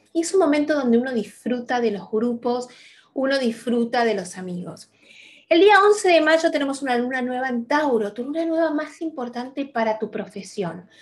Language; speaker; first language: Spanish; native; Spanish